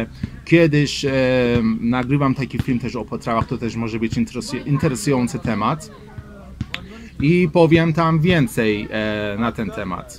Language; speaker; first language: Polish; non-native, learner; Persian